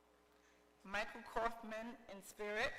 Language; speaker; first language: English; native; English